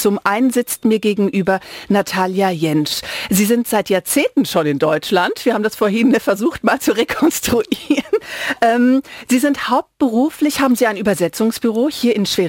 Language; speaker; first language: German; native; German